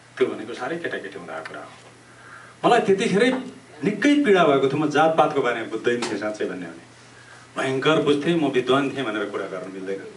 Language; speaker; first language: Nepali; native; Nepali